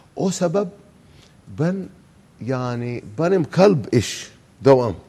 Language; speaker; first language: Turkish; non-native, learner; Arabic